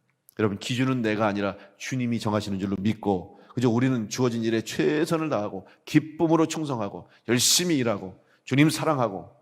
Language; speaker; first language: Korean; native; Korean